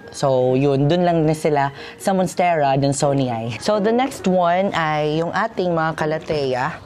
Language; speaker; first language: Filipino; non-native, local second language; Waray